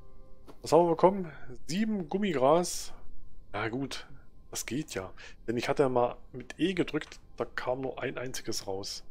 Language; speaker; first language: German; native; German